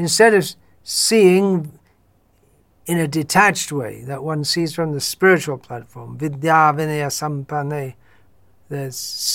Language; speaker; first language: English; native; English